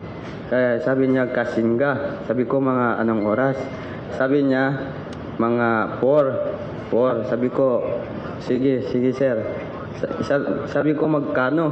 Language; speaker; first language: Filipino; non-native, local second language; Chavacano